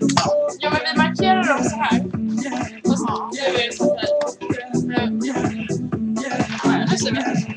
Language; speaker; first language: Swedish; native; Swedish